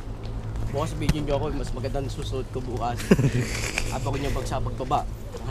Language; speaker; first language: Filipino; native; Filipino